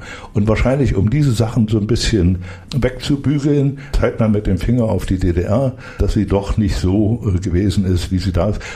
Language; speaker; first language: German; native; German